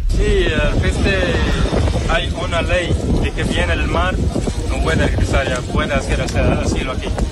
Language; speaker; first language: Spanish; non-native, learner; Arabic